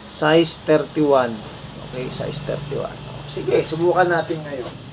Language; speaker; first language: Filipino; non-native, local second language; Bikol